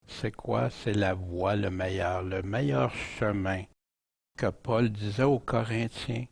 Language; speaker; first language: French; native; French